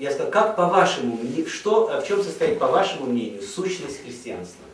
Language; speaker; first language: Russian; native; Russian